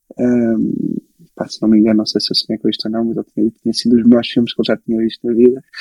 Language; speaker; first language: Portuguese; early bilingual, other home language; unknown